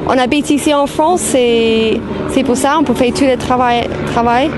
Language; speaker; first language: French; non-native, fluent; English